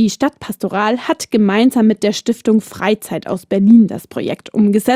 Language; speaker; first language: German; native; German